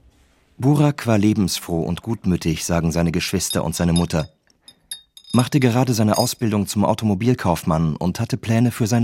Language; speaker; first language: German; native; German